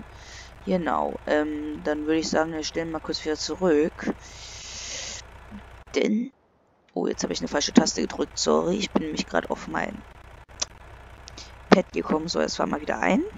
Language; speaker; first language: German; native; German